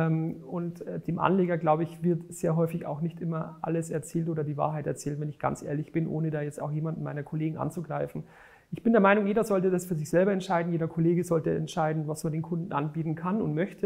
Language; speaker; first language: German; native; German